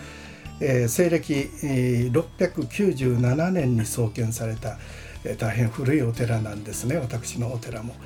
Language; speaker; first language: Japanese; native; Japanese